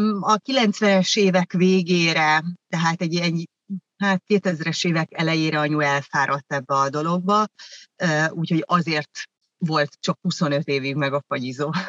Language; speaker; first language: Hungarian; early bilingual, other home language; German